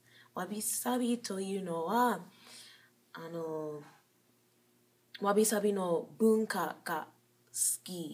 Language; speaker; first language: Japanese; non-native, learner; English